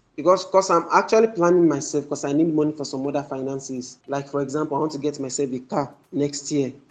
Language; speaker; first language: English; non-native, local second language; Yoruba